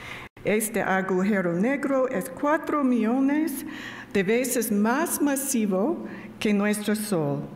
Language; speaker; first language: Spanish; non-native, learner; English